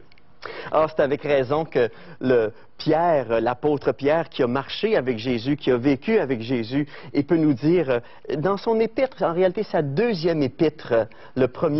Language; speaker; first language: French; native; French